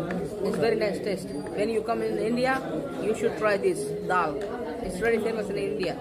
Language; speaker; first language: English; non-native, learner; Hindi